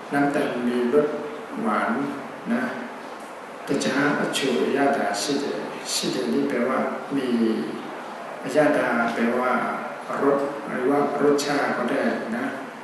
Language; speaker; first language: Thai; non-native, fluent; Burmese